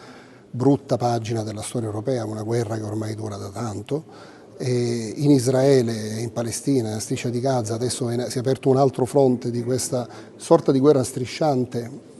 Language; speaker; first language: Italian; native; Italian